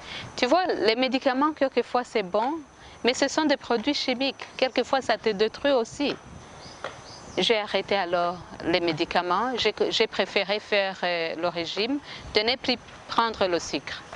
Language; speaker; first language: French; non-native, local second language; Kinyarwanda